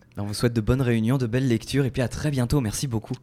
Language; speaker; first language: French; native; French